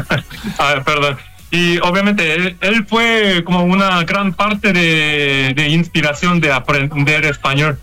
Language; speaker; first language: Spanish; non-native, fluent; Korean